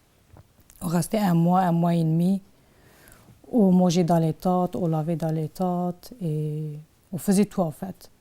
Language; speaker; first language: French; non-native, learner; Turkish